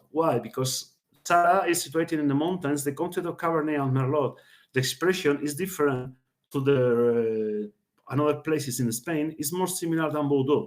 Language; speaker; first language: English; non-native, learner; Spanish